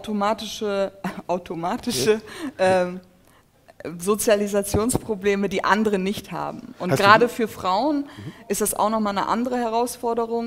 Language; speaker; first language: German; early bilingual, other home language; Turkish